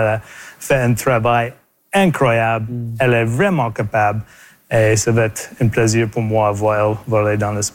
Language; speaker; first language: French; non-native, local second language; English